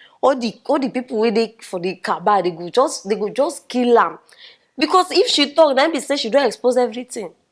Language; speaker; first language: Nigerian Pidgin; native; Nigerian Pidgin